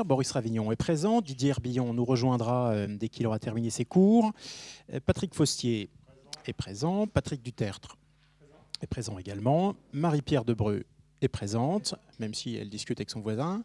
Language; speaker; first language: French; native; French